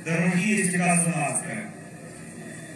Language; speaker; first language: Romanian; non-native, local second language; Russian